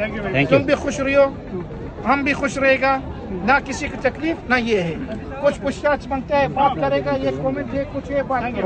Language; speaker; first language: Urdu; non-native, learner; Arabic